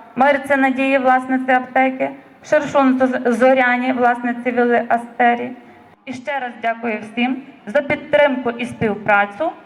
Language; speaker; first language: Ukrainian; native; Ukrainian